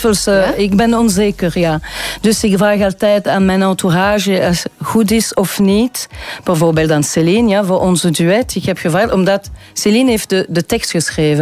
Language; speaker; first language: Dutch; non-native, local second language; French